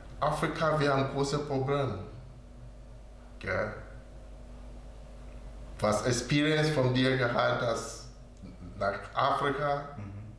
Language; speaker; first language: German; non-native, learner; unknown